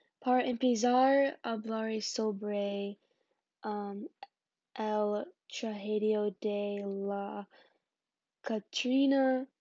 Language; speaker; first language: Spanish; non-native, learner; English